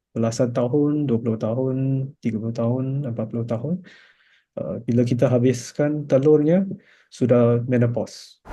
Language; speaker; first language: Malay; non-native, local second language; Chinese